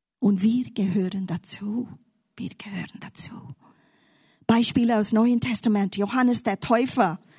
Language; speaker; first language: German; non-native, fluent; English